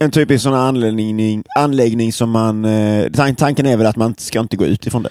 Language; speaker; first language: Swedish; native; Swedish